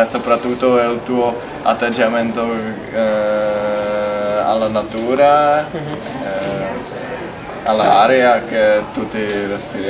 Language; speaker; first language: Italian; non-native, fluent; Czech